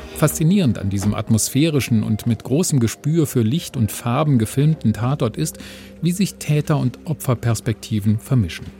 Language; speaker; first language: German; native; German